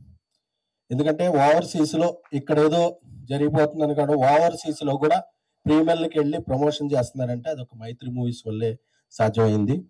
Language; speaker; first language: Telugu; native; Telugu